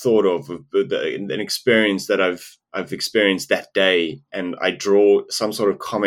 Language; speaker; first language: English; non-native, local second language; Afrikaans